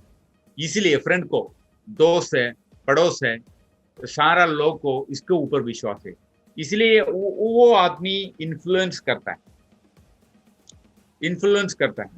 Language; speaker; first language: Hindi; non-native, local second language; Malayalam